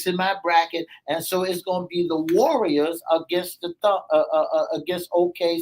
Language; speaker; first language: English; native; English